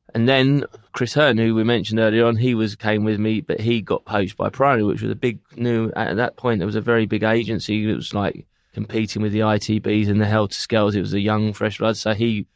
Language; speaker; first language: English; native; English